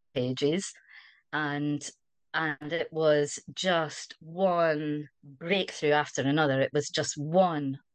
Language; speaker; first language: English; native; English